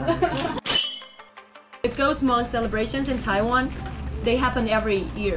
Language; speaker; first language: English; non-native, fluent; Chinese